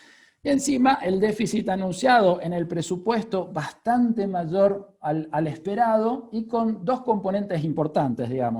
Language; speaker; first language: Spanish; native; Spanish